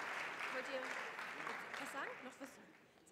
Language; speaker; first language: German; native; German